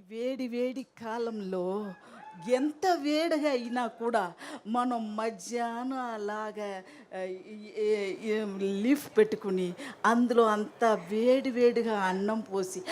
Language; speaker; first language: Telugu; non-native, fluent; Tamil